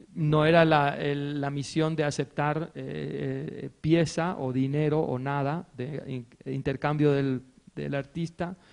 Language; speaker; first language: Spanish; native; Spanish